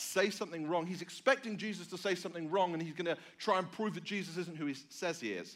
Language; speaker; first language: English; native; English